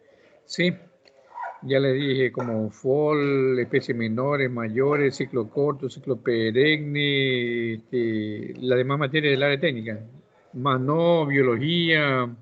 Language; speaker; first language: Spanish; native; Spanish